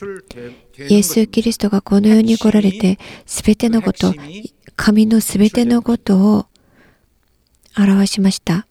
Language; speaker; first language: Japanese; non-native, learner; Korean